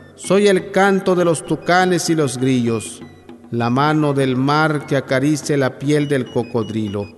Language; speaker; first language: Spanish; non-native, local second language; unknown